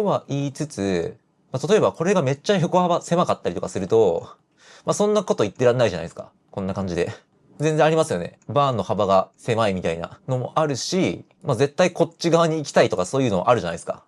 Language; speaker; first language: Japanese; native; Japanese